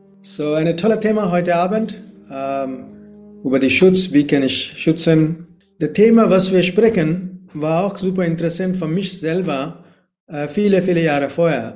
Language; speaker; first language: German; non-native, fluent; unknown